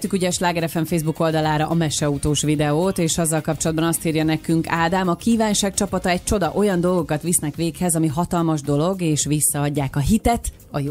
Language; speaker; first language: Hungarian; native; Hungarian